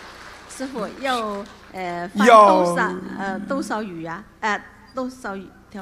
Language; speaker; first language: Chinese; non-native, local second language; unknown